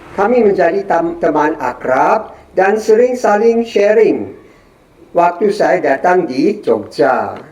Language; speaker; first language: Indonesian; non-native, fluent; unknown